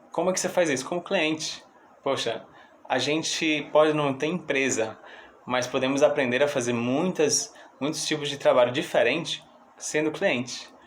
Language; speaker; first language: Portuguese; non-native, fluent; English